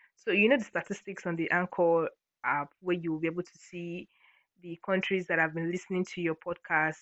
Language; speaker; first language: English; non-native, local second language; Ibibio